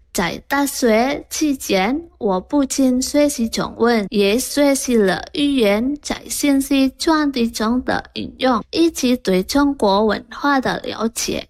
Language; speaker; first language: Chinese; non-native, fluent; Indonesian